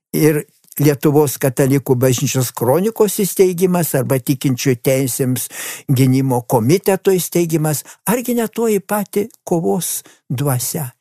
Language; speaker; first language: Lithuanian; native; Lithuanian